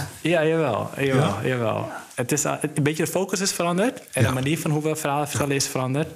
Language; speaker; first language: Dutch; early bilingual, other home language; Somali